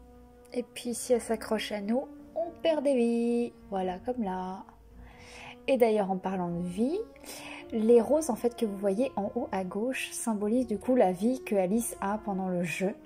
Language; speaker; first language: French; native; French